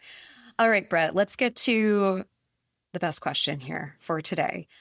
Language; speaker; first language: English; native; English